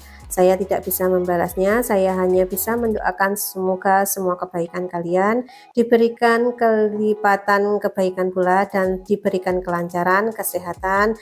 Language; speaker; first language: Indonesian; native; Indonesian